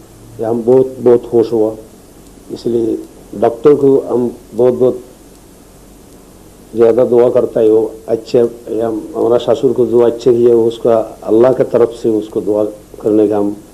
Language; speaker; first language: Hindi; non-native, learner; Bangla